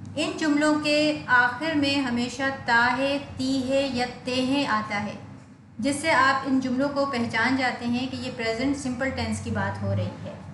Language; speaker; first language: Urdu; native; Urdu